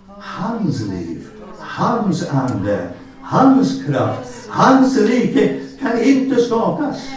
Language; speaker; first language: Swedish; non-native, fluent; English